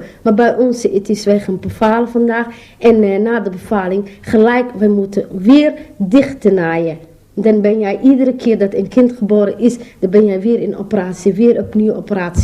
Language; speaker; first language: Dutch; non-native, learner; Somali